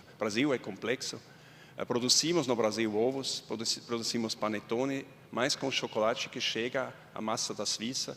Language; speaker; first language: Portuguese; non-native, fluent; Swiss German